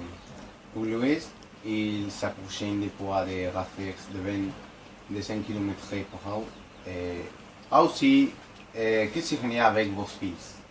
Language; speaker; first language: French; non-native, learner; Spanish